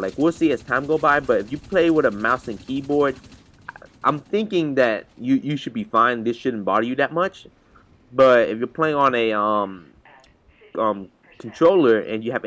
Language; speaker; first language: English; native; English